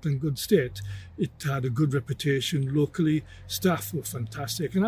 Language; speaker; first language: English; native; English